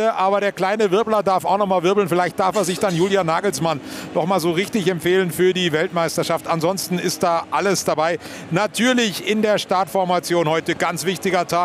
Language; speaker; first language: German; native; German